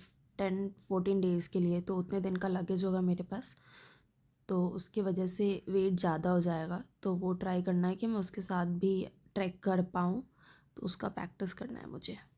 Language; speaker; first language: Hindi; native; Hindi